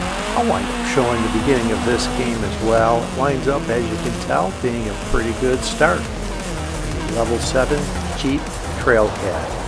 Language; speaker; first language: English; native; English